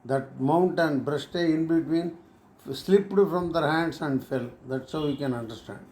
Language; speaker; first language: English; non-native, local second language; Tamil